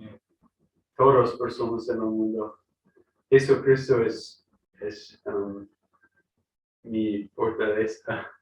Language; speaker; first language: Spanish; non-native, learner; English